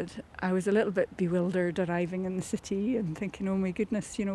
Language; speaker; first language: English; native; English